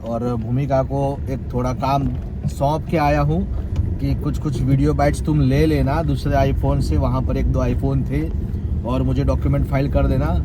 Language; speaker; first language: Hindi; non-native, local second language; Gujarati